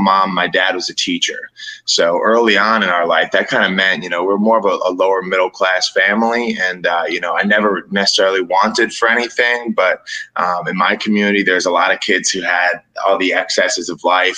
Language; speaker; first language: English; native; English